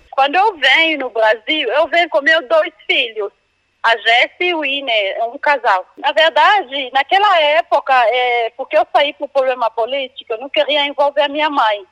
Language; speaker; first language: Portuguese; non-native, fluent; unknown